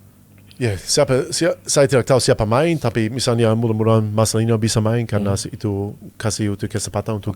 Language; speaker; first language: Indonesian; non-native, fluent; English